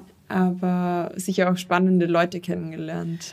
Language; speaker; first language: German; native; German